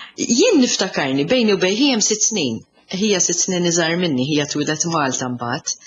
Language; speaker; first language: Maltese; early bilingual, other home language; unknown